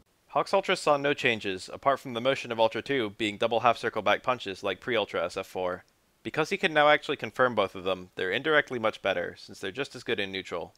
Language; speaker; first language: English; native; English